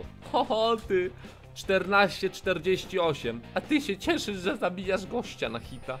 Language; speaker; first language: Polish; native; Polish